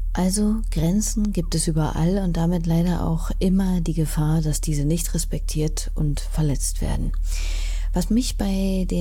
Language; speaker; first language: German; native; German